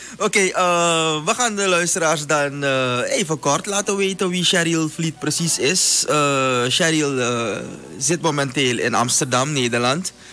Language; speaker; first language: Dutch; native; Dutch